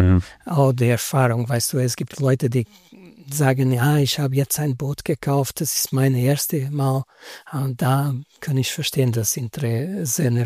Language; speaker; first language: German; non-native, learner; Portuguese